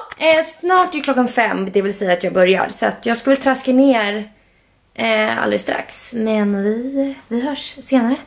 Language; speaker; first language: Swedish; native; Swedish